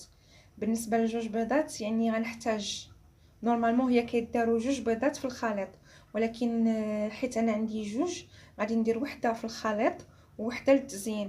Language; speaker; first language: Arabic; native; Arabic